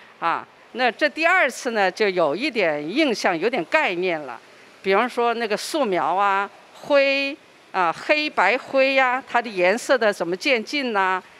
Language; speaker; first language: Chinese; native; Chinese